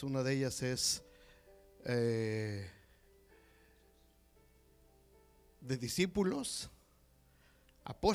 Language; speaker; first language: Spanish; native; Spanish